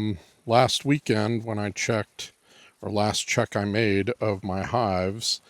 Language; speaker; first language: English; native; English